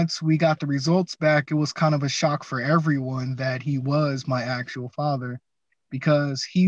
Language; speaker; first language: English; native; English